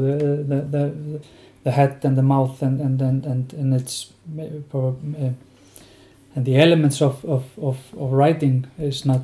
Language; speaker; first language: English; non-native, fluent; Icelandic